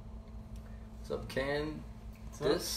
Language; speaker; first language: English; native; English